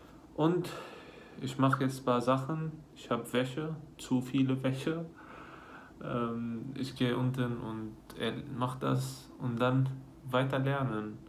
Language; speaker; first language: German; non-native, fluent; Arabic